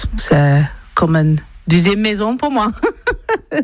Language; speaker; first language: French; non-native, learner; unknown